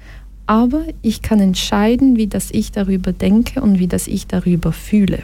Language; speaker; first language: German; early bilingual, other home language; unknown